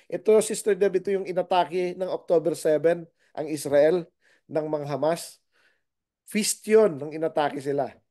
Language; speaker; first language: Filipino; native; Filipino